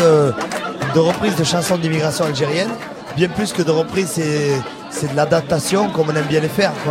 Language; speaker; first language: French; native; French